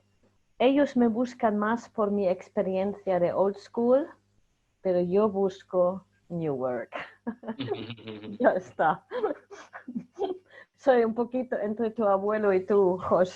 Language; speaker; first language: Spanish; non-native, fluent; German